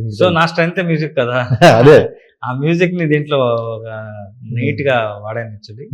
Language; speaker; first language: Telugu; non-native, learner; Kannada